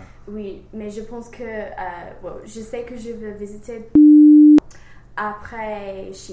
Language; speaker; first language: French; non-native, learner; English